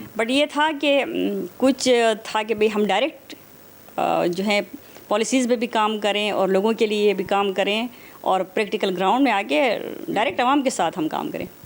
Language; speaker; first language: Urdu; non-native, local second language; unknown